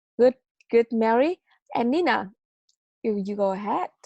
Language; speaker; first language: English; non-native, fluent; Vietnamese